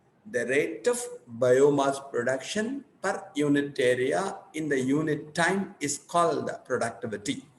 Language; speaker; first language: English; non-native, local second language; Tamil